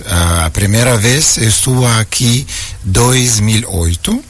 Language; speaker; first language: Portuguese; non-native, learner; Ukrainian